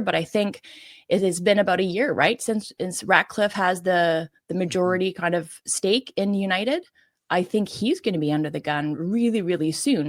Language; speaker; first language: English; native; English